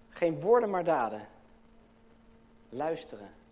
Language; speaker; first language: Dutch; native; Dutch